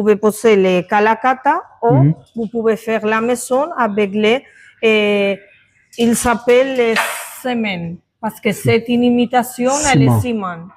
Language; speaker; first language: French; non-native, learner; Spanish